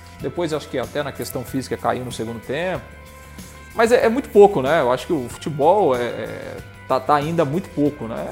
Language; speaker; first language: Portuguese; native; Portuguese